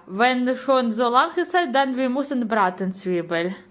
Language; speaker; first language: German; non-native, learner; Ukrainian